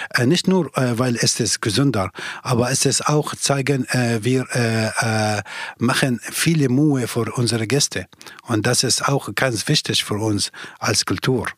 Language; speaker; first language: German; non-native, learner; Persian